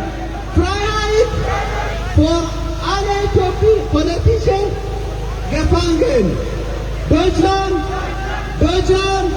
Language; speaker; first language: German; non-native, learner; Oromo